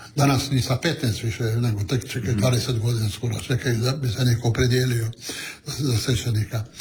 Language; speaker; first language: Croatian; non-native, local second language; Italian